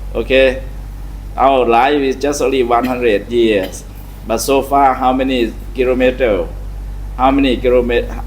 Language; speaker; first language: English; non-native, learner; Thai